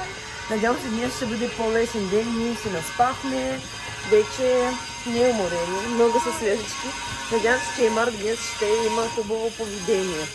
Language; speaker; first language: Bulgarian; non-native, fluent; Russian